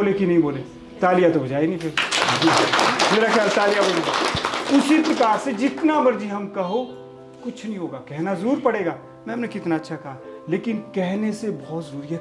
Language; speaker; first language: Hindi; native; Hindi